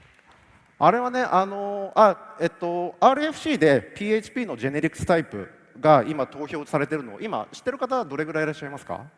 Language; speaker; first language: Japanese; native; Japanese